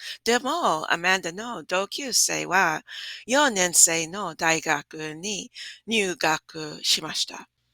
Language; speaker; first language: Japanese; non-native, fluent; English